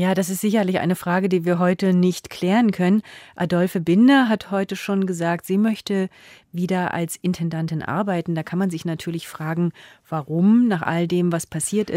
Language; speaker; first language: German; native; German